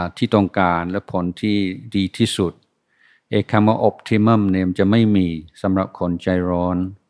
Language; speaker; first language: Thai; non-native, fluent; English